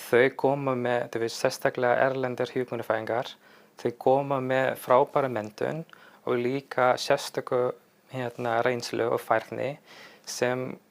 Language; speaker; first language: Icelandic; non-native, fluent; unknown